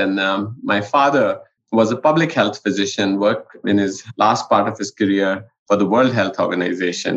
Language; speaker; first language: English; non-native, local second language; Punjabi